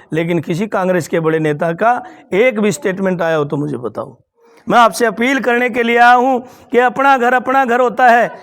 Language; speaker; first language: Hindi; native; Hindi